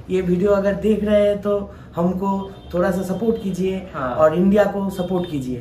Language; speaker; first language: Hindi; non-native, local second language; Bangla